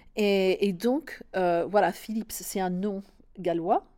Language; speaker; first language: French; non-native, fluent; English